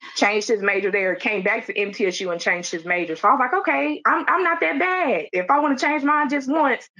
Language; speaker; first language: English; native; English